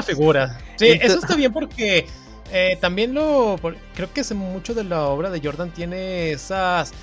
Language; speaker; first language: Spanish; native; Spanish